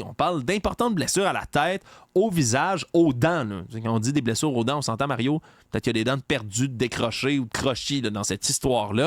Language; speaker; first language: French; native; French